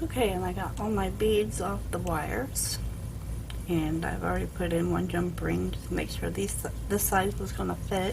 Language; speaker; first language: English; native; English